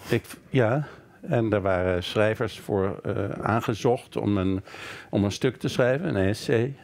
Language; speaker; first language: Dutch; native; Dutch